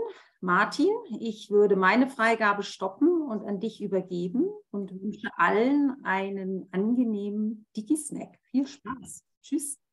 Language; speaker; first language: German; native; German